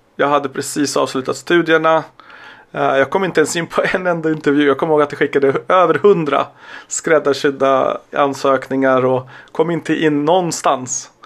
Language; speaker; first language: Swedish; early bilingual, other home language; Serbian